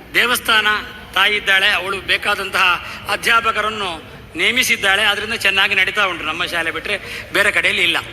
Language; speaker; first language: Kannada; non-native, local second language; Tulu